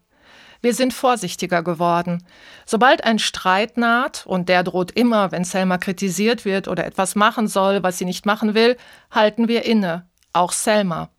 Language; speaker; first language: German; native; German